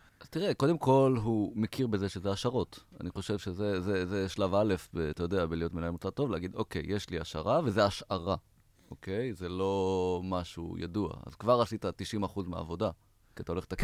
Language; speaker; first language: Hebrew; native; Hebrew